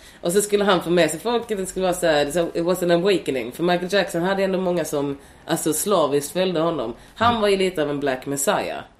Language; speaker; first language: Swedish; native; Swedish